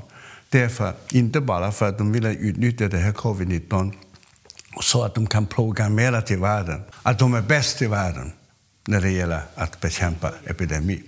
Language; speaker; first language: Swedish; non-native, fluent; Cantonese